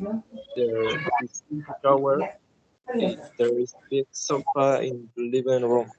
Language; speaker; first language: English; non-native, learner; Spanish